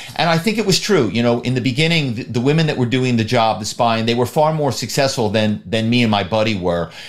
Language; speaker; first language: English; native; English